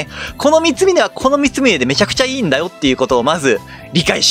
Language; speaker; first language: Japanese; native; Japanese